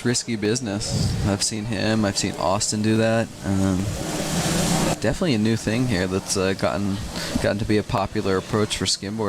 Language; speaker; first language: English; native; English